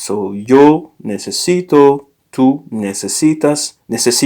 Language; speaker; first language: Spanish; non-native, learner; English